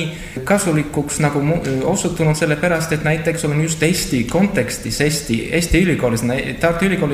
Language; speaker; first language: Estonian; non-native, fluent; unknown